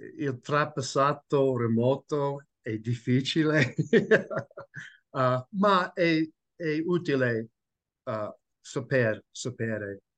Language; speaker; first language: Italian; non-native, learner; English